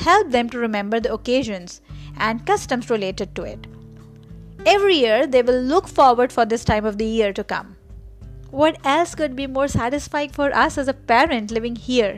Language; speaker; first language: English; non-native, local second language; Marathi